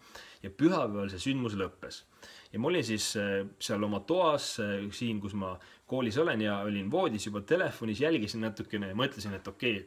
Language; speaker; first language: Estonian; native; Estonian